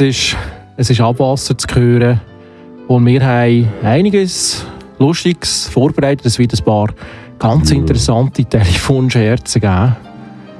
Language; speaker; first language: German; native; German